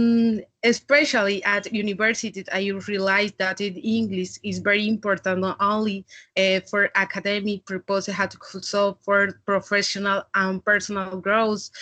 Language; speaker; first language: English; non-native, learner; Spanish